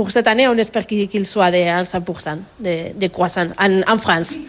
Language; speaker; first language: French; non-native, learner; Spanish